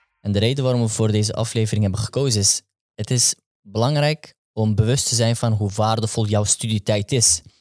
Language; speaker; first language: Dutch; early bilingual, other home language; Turkish